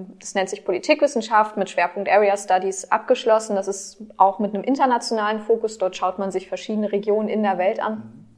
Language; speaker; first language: German; native; German